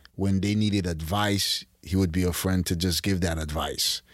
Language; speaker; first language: English; early bilingual, other home language; Haitian Creole